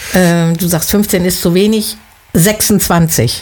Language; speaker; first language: German; native; German